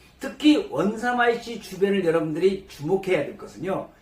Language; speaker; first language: Korean; native; Korean